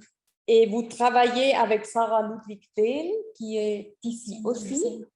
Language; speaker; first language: French; non-native, fluent; German